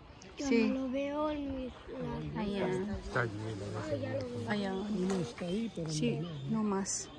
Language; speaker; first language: Spanish; non-native, learner; Filipino